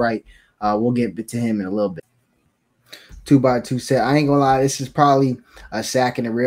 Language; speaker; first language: English; native; English